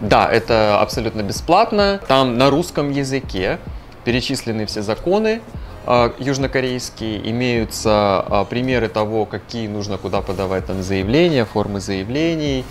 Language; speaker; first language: Russian; native; Russian